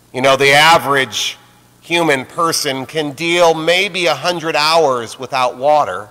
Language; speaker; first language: English; native; English